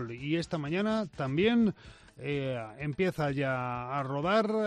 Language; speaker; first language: Spanish; native; Spanish